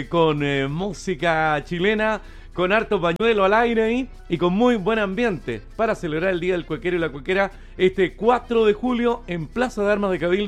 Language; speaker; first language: Spanish; native; Spanish